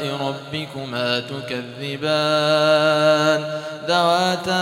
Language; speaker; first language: Arabic; native; Arabic